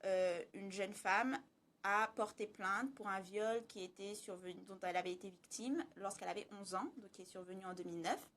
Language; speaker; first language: French; native; French